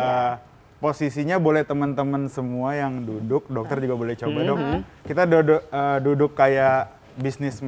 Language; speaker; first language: Indonesian; native; Indonesian